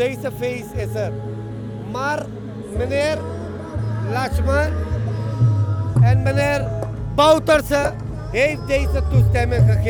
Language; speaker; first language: Dutch; non-native, local second language; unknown